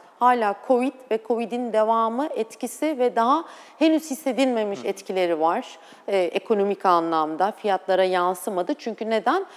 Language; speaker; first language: Turkish; native; Turkish